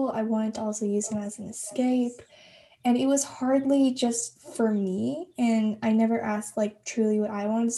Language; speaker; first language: English; native; English